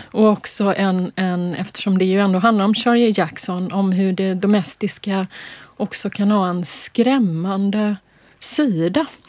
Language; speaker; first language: Swedish; native; Swedish